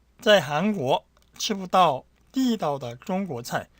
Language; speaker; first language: Chinese; non-native, fluent; Korean